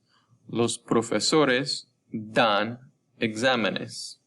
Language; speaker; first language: Spanish; non-native, fluent; English